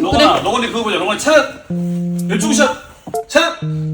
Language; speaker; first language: Korean; native; Korean